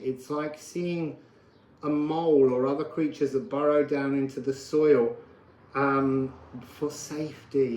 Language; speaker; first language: English; native; English